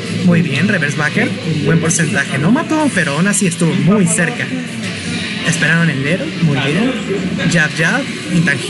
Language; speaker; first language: Spanish; native; Spanish